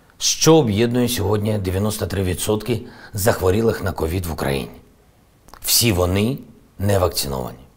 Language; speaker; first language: Ukrainian; non-native, local second language; Russian